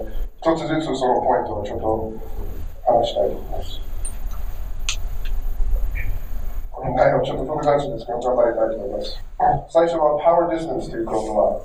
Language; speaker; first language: Japanese; non-native, learner; English